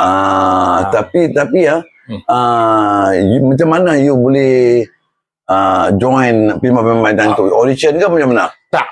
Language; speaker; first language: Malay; non-native, local second language; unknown